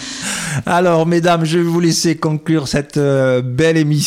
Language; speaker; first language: French; native; French